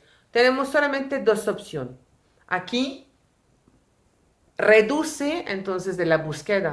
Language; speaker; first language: Spanish; non-native, fluent; French